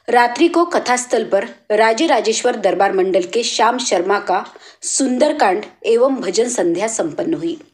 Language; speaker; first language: Hindi; non-native, local second language; Marathi